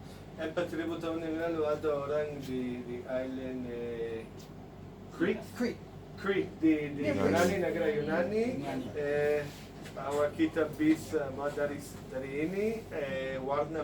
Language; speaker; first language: Indonesian; non-native, fluent; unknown